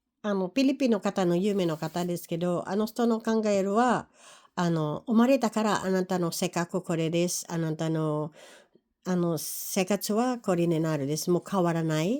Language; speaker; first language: Japanese; non-native, learner; Filipino